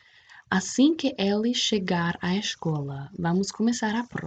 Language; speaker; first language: Portuguese; non-native, fluent; English